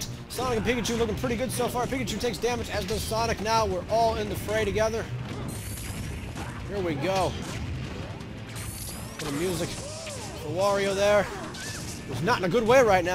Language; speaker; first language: English; native; English